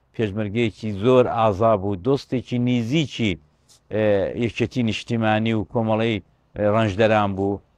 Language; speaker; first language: Central Kurdish; native; Central Kurdish